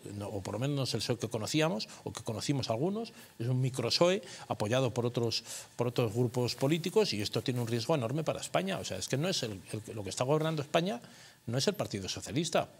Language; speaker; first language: Spanish; native; Spanish